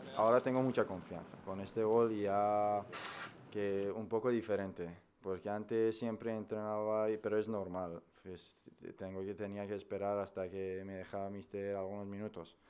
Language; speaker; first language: Spanish; non-native, fluent; Persian